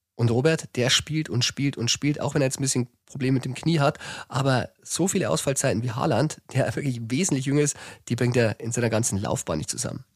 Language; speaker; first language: German; native; German